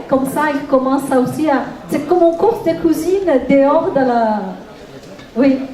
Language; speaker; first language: French; non-native, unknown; Italian